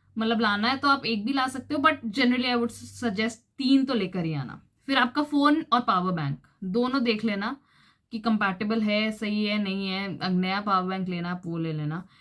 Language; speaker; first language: Hindi; native; Hindi